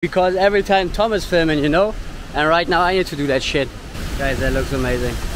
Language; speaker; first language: English; non-native, fluent; German